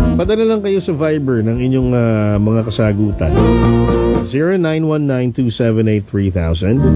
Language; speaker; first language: Filipino; native; Filipino